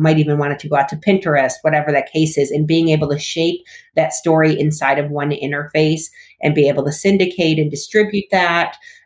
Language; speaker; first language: English; native; English